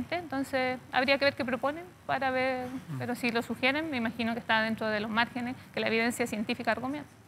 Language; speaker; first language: Spanish; native; Spanish